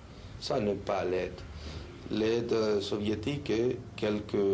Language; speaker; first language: French; non-native, fluent; Spanish